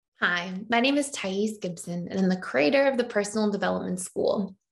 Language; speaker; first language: English; native; English